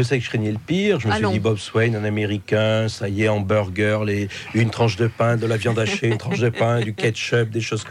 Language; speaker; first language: French; native; French